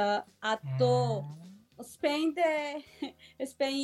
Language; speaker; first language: Japanese; non-native, learner; Spanish